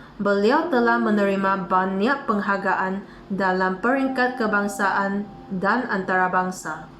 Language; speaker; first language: Malay; non-native, local second language; Chinese